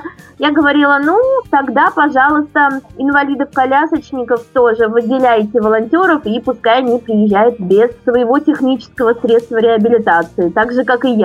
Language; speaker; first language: Russian; native; Russian